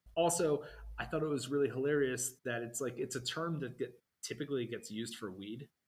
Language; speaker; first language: English; native; English